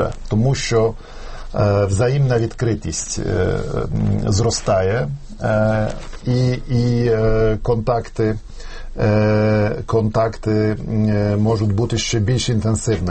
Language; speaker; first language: Ukrainian; non-native, fluent; Polish